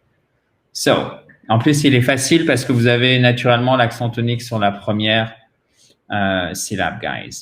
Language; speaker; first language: French; native; French